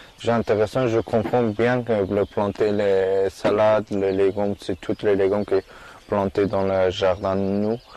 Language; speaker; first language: French; non-native, learner; Persian